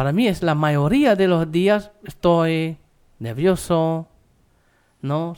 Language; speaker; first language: Spanish; non-native, fluent; German